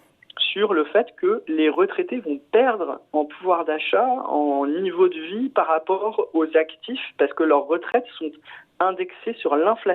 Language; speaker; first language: French; native; French